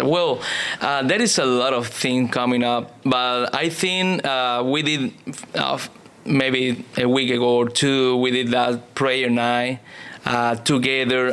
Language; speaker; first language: English; non-native, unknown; Spanish